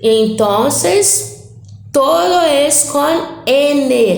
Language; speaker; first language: Spanish; non-native, fluent; Portuguese